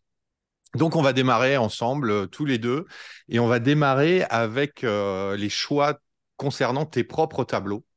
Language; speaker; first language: French; native; French